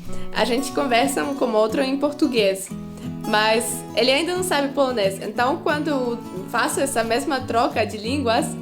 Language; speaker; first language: Portuguese; non-native, fluent; Polish